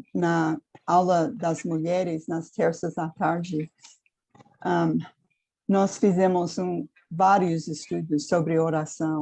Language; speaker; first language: Portuguese; non-native, fluent; English